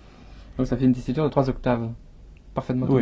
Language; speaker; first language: French; native; French